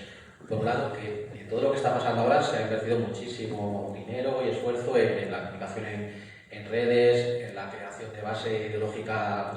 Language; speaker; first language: Spanish; native; Spanish